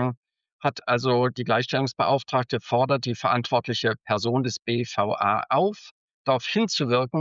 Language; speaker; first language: German; native; German